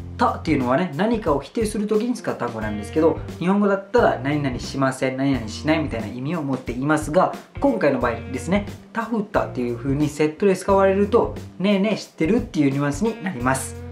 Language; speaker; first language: Japanese; non-native, fluent; Malay